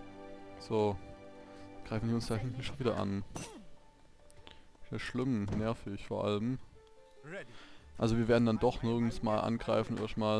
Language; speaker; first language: German; native; German